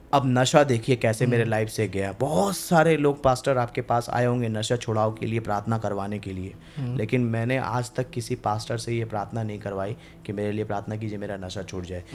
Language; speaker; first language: Hindi; non-native, local second language; Bangla